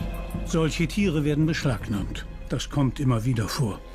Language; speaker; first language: German; native; German